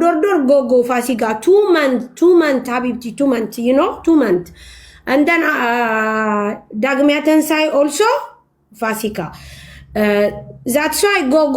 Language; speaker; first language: English; non-native, learner; Amharic